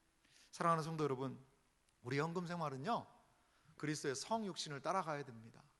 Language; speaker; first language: Korean; native; Korean